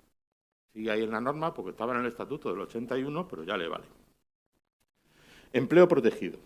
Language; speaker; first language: Spanish; native; Spanish